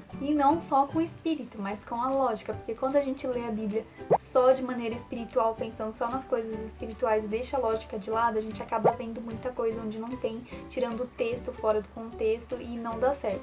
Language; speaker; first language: Portuguese; native; Portuguese